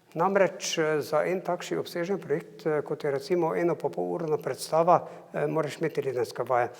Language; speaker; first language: Slovenian; native; Slovenian